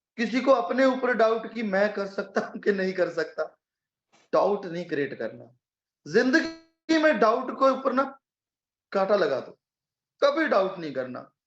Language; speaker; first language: Hindi; non-native, local second language; Punjabi